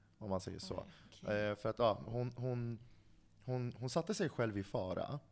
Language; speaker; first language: Swedish; early bilingual, other home language; Central Kurdish